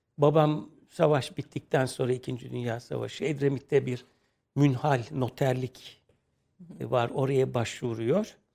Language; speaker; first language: Turkish; native; Turkish